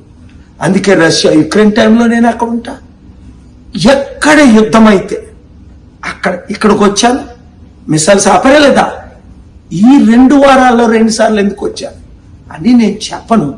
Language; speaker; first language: Telugu; native; Telugu